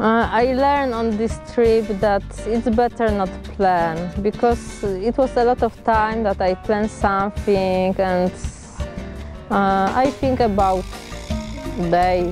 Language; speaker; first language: English; non-native, learner; Polish